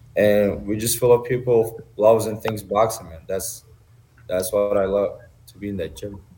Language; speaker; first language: English; non-native, fluent; Turkish